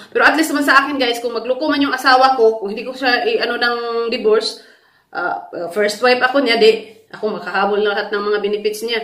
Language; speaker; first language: Filipino; native; Filipino